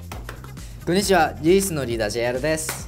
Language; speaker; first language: Japanese; non-native, fluent; Korean